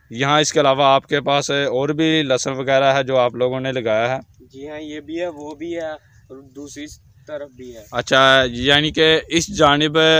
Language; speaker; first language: Urdu; non-native, local second language; Punjabi